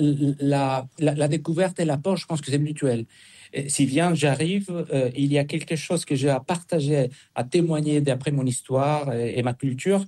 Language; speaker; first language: French; non-native, fluent; Spanish